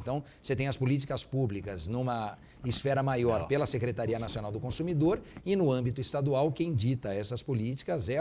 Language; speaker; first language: Portuguese; native; Portuguese